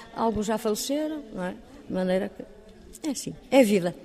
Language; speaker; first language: Portuguese; native; Portuguese